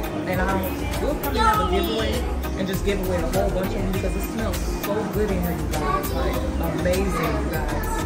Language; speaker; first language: English; native; English